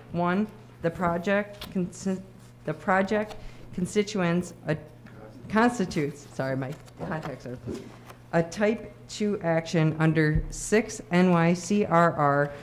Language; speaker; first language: English; native; English